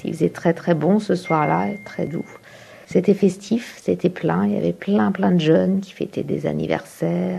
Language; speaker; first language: French; native; French